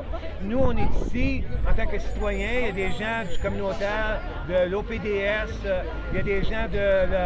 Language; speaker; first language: French; native; French